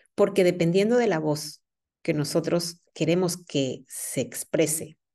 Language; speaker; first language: Spanish; native; Spanish